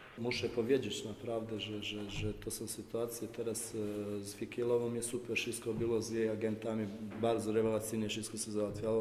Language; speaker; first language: Polish; non-native, fluent; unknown